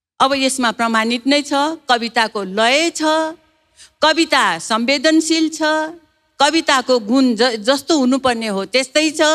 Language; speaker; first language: Nepali; non-native, local second language; Newari